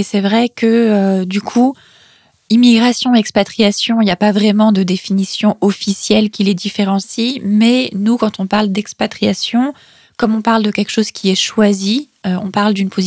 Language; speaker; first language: French; native; French